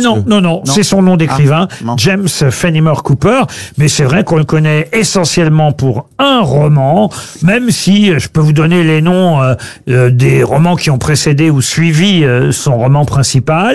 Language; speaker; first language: French; native; French